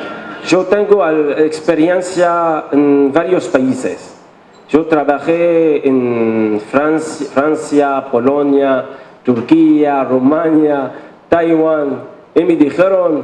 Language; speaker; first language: Spanish; non-native, fluent; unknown